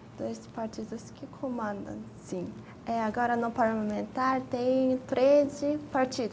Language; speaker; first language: Portuguese; non-native, fluent; Japanese